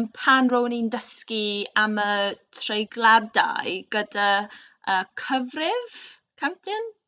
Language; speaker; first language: Welsh; non-native, learner; English